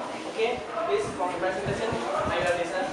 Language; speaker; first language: English; non-native, learner; Indonesian